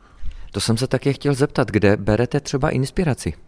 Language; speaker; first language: Czech; native; Czech